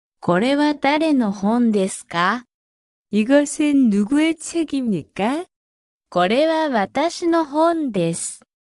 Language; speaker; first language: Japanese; non-native, fluent; Korean